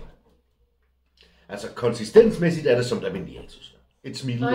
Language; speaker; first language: Danish; native; Danish